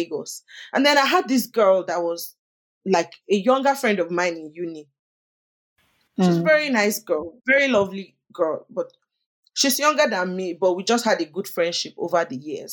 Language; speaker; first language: English; non-native, local second language; Yoruba